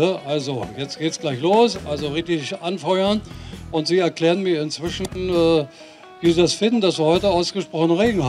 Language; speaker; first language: German; native; German